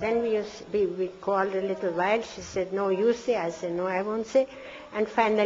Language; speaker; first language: English; non-native, fluent; German